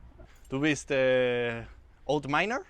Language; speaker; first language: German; non-native, learner; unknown